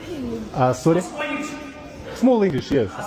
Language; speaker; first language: English; non-native, learner; Russian